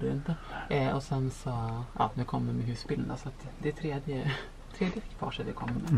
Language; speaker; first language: Swedish; native; Swedish